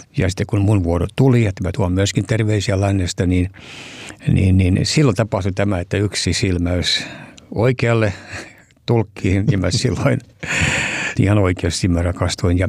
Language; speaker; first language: Finnish; early bilingual, heritage; Finnish